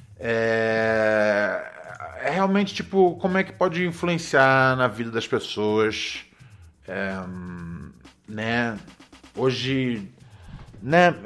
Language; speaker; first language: Portuguese; native; Portuguese